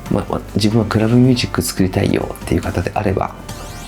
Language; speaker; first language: Japanese; native; Japanese